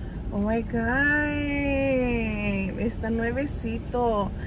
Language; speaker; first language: Spanish; early bilingual, heritage; Spanish